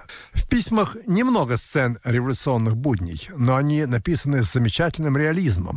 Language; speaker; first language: Russian; native; Russian